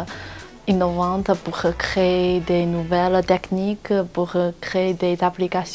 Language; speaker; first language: French; non-native, learner; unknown